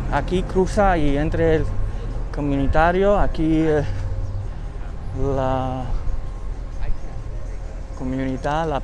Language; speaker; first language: Spanish; early bilingual, heritage; English